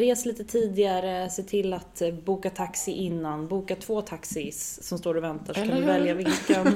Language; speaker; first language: Swedish; native; Swedish